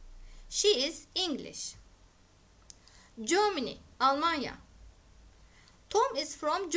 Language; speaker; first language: English; non-native, fluent; Turkish